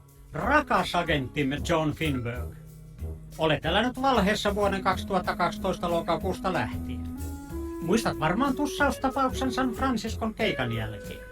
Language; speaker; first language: Finnish; native; Finnish